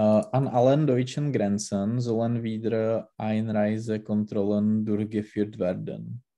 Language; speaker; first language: German; non-native, learner; Czech